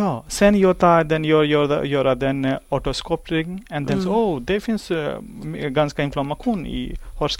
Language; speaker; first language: Swedish; non-native, learner; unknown